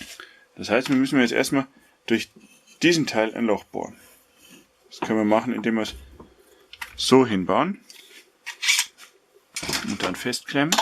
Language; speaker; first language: German; native; German